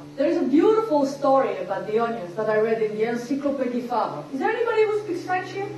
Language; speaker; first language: English; non-native, fluent; French